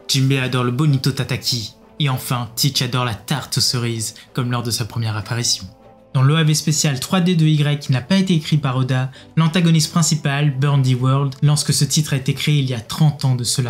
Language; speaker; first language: French; native; French